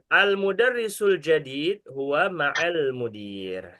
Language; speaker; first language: Arabic; non-native, fluent; Indonesian